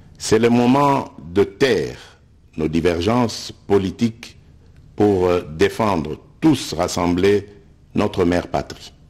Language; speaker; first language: French; non-native, local second language; Luba-Lulua